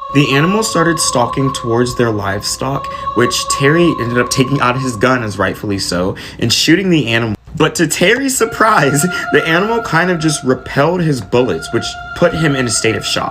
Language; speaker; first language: English; native; English